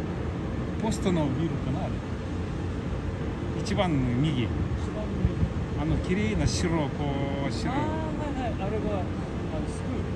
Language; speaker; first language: Japanese; non-native, learner; Kyrgyz